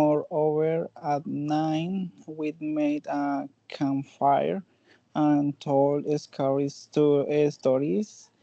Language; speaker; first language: English; non-native, learner; Spanish